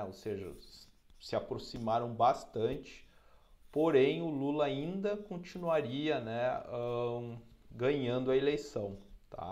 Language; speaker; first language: Portuguese; native; Portuguese